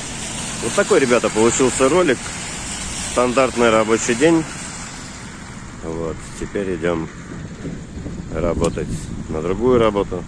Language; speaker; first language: Russian; native; Russian